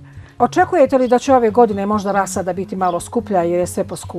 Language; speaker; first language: Croatian; native; Croatian